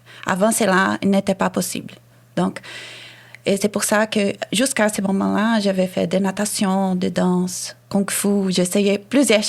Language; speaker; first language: French; non-native, fluent; Portuguese